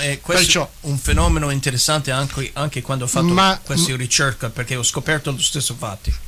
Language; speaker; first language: Italian; early bilingual, heritage; English